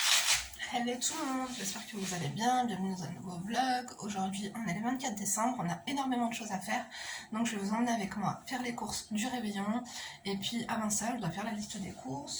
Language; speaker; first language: French; native; French